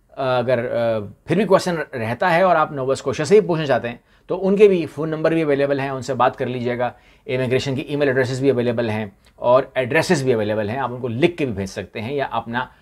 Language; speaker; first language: Urdu; native; Urdu